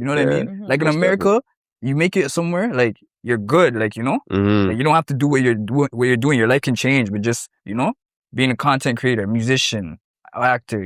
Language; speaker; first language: English; native; English